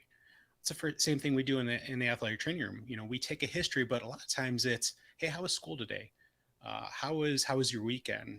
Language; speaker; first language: English; native; English